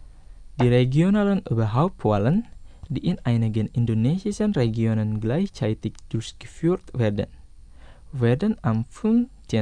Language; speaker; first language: German; non-native, fluent; Indonesian